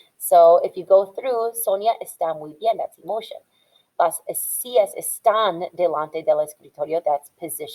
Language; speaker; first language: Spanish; non-native, fluent; English